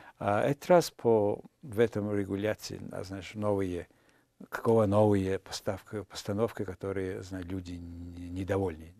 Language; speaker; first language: Russian; non-native, fluent; Mongolian